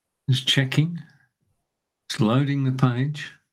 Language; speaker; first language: English; native; English